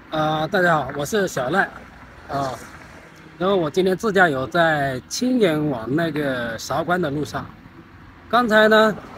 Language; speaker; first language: Chinese; native; Chinese